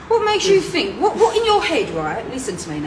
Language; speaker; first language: English; native; English